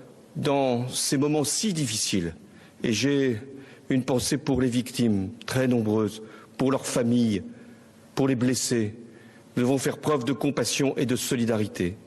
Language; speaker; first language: French; native; French